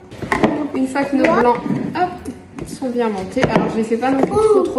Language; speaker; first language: French; native; French